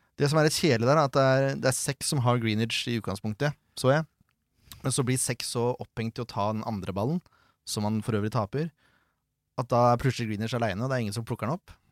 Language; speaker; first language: Norwegian; native; Norwegian